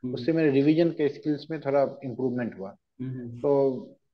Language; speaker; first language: Hindi; native; Hindi